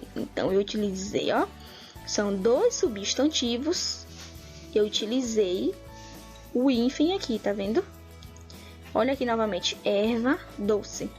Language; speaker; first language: Portuguese; native; Portuguese